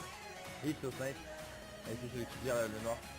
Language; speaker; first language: French; native; French